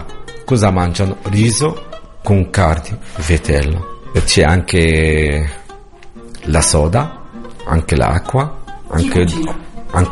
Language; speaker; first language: Italian; non-native, learner; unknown